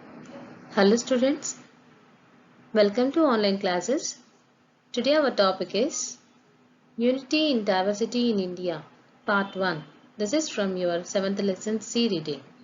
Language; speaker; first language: English; non-native, local second language; Telugu